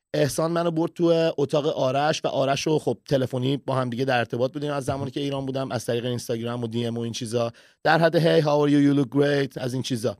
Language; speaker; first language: Persian; early bilingual, heritage; Persian